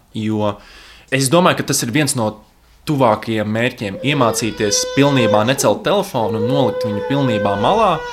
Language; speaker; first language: Latvian; non-native, local second language; Russian